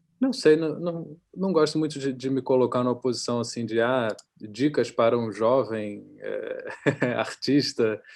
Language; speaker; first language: Portuguese; native; Portuguese